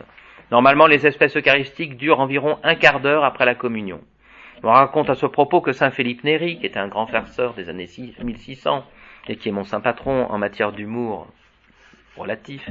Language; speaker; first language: French; native; French